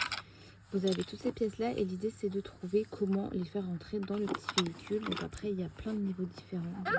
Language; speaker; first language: French; native; French